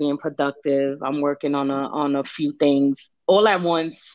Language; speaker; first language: English; native; English